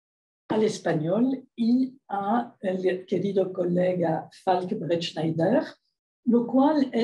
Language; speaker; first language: Spanish; non-native, fluent; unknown